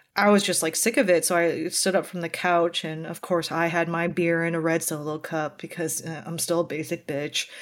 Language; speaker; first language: English; native; English